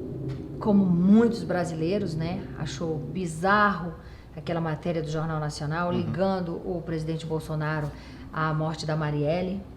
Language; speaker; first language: Portuguese; native; Portuguese